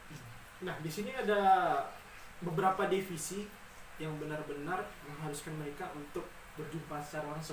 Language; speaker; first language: Indonesian; native; Indonesian